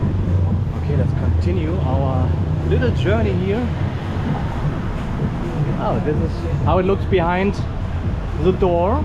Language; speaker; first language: English; non-native, fluent; German